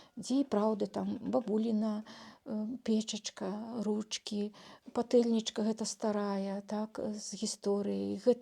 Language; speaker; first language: Belarusian; native; Belarusian